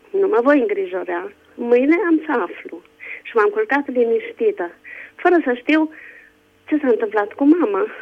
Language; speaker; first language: Romanian; native; Romanian